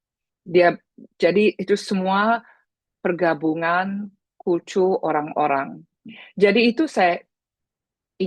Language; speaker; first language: Indonesian; early bilingual, heritage; Indonesian